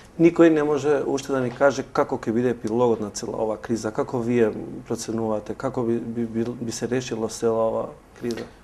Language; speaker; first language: Macedonian; non-native, local second language; Albanian